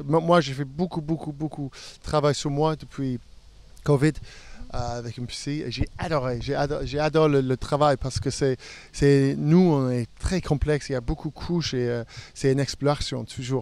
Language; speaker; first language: French; non-native, fluent; English